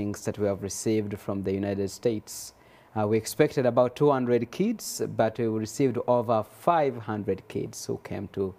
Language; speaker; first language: English; non-native, local second language; Ganda